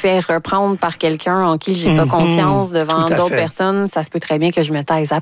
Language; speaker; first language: French; native; French